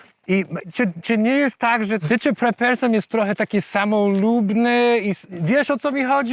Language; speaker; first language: Polish; non-native, fluent; English